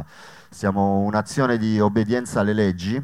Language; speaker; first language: Italian; native; Italian